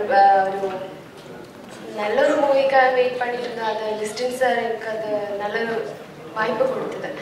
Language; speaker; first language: Tamil; non-native, fluent; Malayalam